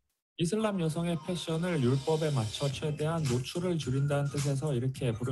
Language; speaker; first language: Korean; native; Korean